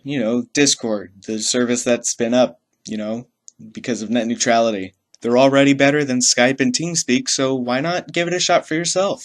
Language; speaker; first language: English; native; English